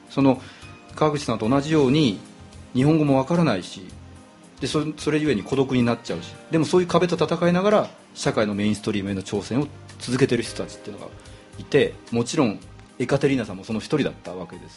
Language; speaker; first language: Japanese; native; Japanese